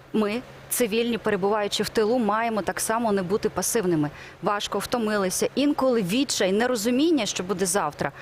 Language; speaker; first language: Ukrainian; native; Ukrainian